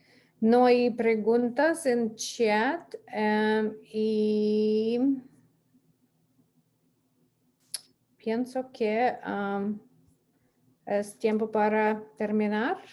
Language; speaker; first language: Spanish; non-native, fluent; English